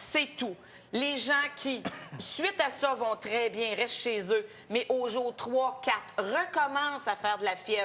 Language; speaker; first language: French; native; French